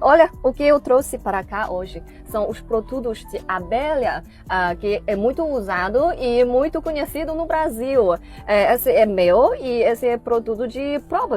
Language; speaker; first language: Portuguese; non-native, fluent; Chinese